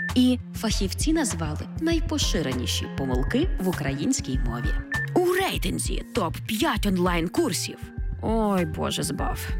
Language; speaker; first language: Ukrainian; native; Ukrainian